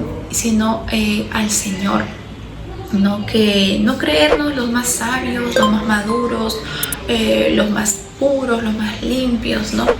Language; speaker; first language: Spanish; native; Spanish